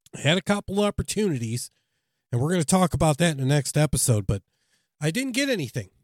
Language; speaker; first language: English; native; English